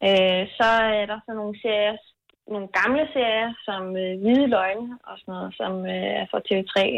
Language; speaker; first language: Danish; native; Danish